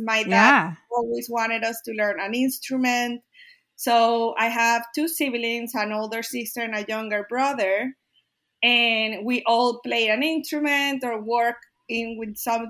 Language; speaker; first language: English; non-native, fluent; Spanish